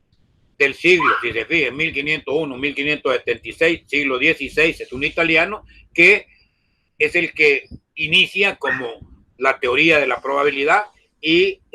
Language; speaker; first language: Spanish; native; Spanish